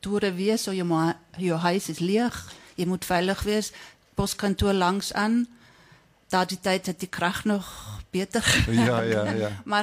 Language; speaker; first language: Afrikaans; non-native, fluent; German